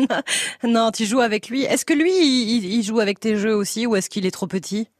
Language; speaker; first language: French; native; French